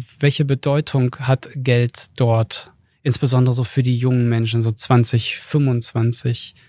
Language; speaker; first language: German; native; German